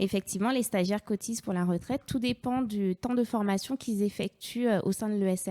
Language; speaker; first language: French; native; French